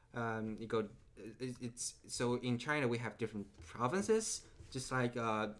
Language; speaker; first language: English; non-native, fluent; Chinese